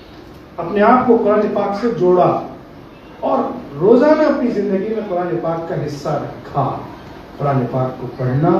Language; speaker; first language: Urdu; native; Urdu